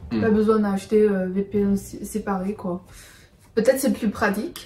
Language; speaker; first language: French; non-native, fluent; Chinese